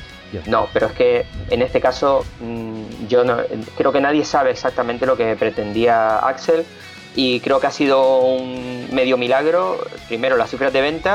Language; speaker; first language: Spanish; native; Spanish